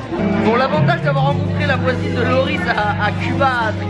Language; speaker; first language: French; native; French